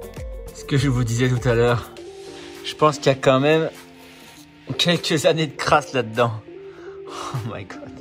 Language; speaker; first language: French; native; French